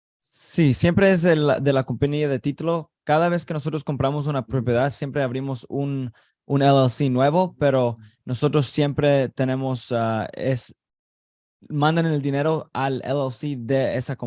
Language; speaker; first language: Spanish; early bilingual, heritage; Spanish